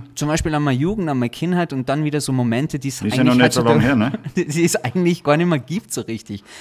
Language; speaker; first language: German; native; German